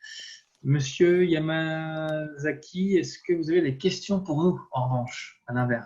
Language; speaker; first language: French; native; French